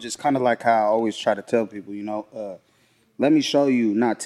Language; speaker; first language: English; native; English